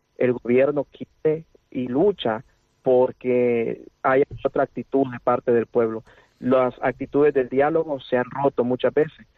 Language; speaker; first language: Spanish; native; Spanish